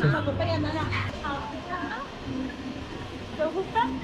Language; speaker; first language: Spanish; native; Spanish